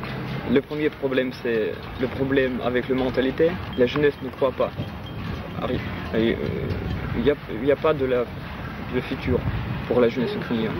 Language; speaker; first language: French; non-native, fluent; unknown